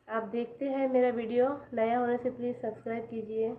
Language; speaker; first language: Hindi; non-native, local second language; Bangla